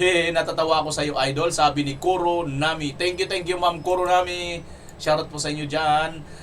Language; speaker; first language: Filipino; native; Filipino